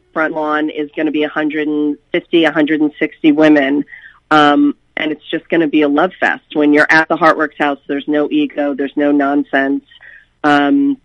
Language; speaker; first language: English; native; English